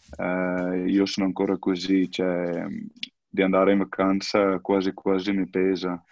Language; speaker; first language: Italian; non-native, fluent; Afrikaans